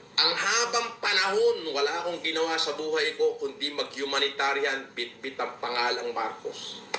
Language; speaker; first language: Filipino; native; Filipino